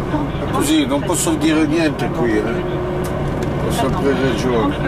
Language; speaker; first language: Italian; non-native, fluent; French